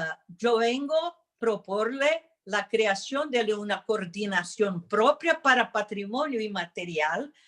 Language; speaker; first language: Spanish; non-native, fluent; Portuguese